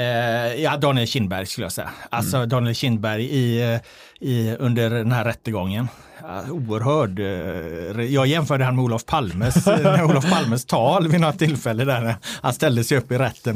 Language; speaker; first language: Swedish; native; Swedish